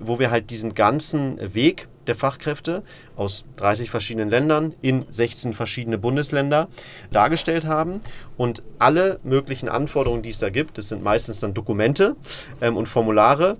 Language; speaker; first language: German; native; German